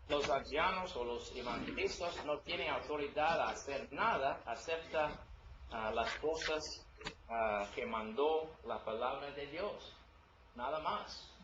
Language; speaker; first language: Spanish; non-native, learner; English